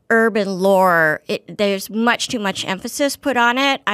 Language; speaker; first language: English; native; English